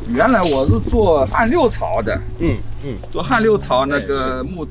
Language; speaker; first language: Chinese; native; Chinese